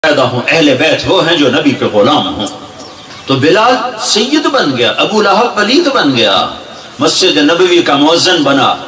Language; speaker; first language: Urdu; non-native, local second language; Punjabi